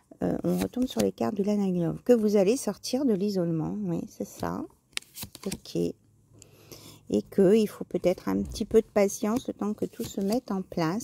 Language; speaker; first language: French; native; French